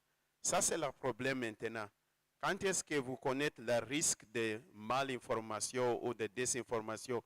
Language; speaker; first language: French; non-native, learner; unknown